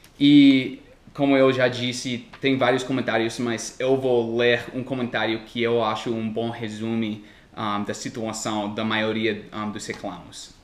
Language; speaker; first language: Portuguese; non-native, fluent; English